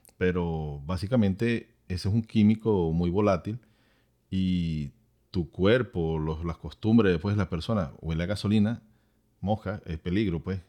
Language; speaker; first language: Spanish; native; Spanish